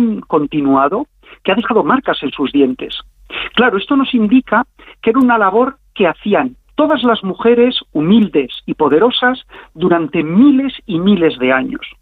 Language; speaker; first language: Spanish; native; Spanish